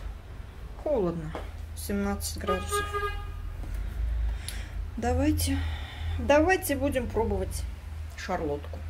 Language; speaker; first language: Russian; native; Russian